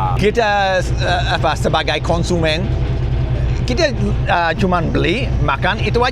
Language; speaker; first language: Indonesian; non-native, fluent; English